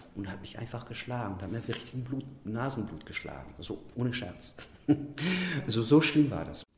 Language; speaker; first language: German; non-native, local second language; French